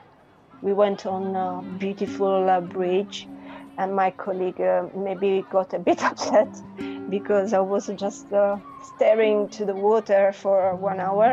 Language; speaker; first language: English; non-native, fluent; Italian